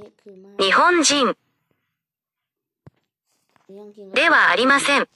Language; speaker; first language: Japanese; non-native, learner; Thai